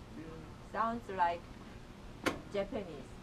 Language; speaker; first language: English; non-native, learner; Korean